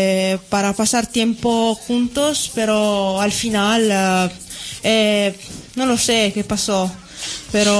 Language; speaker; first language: Spanish; non-native, learner; Italian